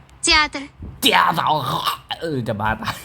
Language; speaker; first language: Russian; non-native, learner; Thai